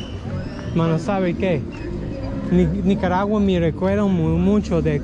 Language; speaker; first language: Spanish; non-native, learner; English